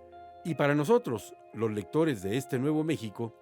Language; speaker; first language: Spanish; native; Spanish